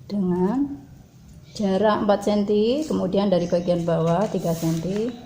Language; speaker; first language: Indonesian; native; Indonesian